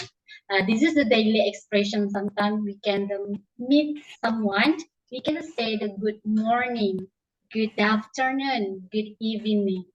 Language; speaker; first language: English; non-native, learner; Indonesian